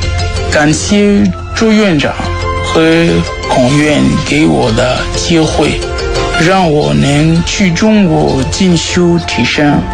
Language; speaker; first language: Chinese; non-native, fluent; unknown